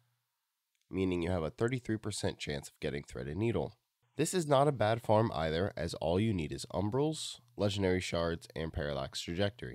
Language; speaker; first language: English; native; English